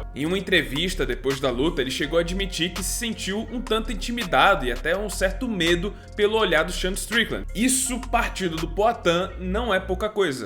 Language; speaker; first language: Portuguese; native; Portuguese